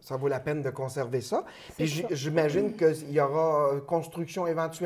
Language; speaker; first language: French; native; French